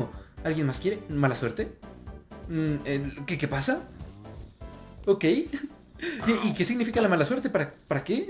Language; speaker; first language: Spanish; native; Spanish